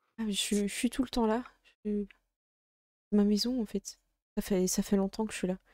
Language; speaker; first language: French; native; French